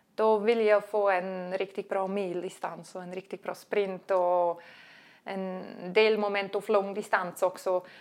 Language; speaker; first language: Swedish; non-native, fluent; German